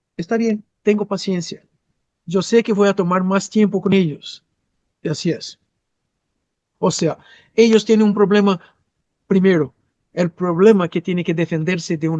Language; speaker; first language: Spanish; non-native, fluent; Portuguese